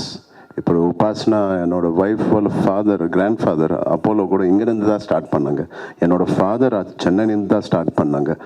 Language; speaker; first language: Tamil; non-native, local second language; Telugu